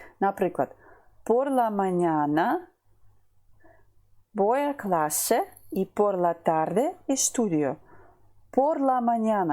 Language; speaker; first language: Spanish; non-native, fluent; Ukrainian